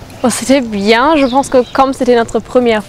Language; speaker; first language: French; non-native, fluent; German